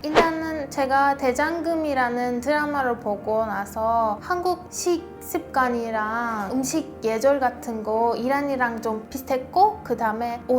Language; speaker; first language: Korean; non-native, fluent; Persian